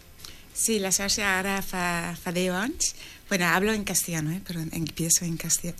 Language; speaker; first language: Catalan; non-native, learner; Dutch